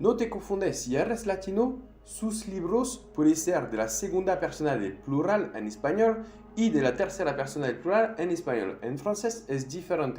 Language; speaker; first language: Spanish; non-native, fluent; French